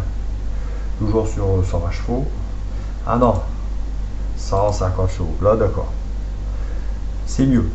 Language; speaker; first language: French; native; French